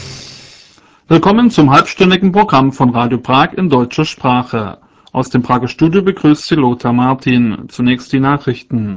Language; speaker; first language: German; native; German